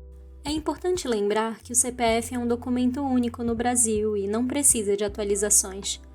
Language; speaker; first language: Portuguese; native; Portuguese